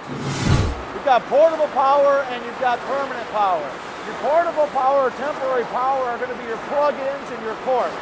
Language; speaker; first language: English; native; English